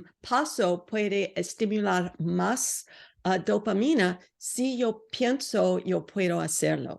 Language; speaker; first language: Spanish; non-native, learner; English